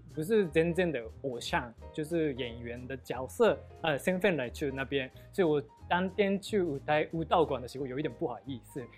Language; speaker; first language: Chinese; non-native, fluent; Japanese